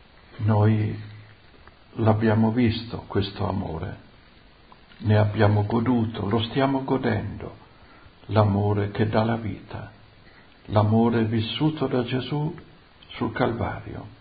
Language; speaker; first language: Italian; native; Italian